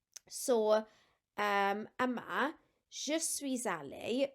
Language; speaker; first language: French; non-native, fluent; Welsh